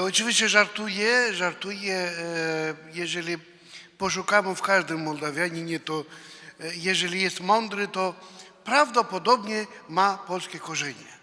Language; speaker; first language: Polish; non-native, fluent; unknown